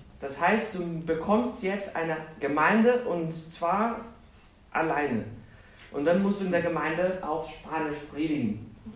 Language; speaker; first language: German; non-native, fluent; Portuguese